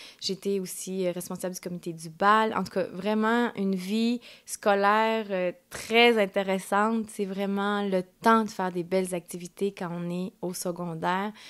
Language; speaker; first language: French; early bilingual, other home language; Spanish